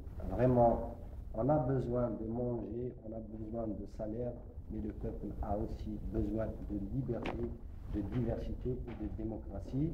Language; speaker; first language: French; non-native, local second language; Kabyle